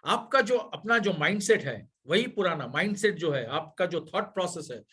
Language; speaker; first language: Hindi; non-native, local second language; Bangla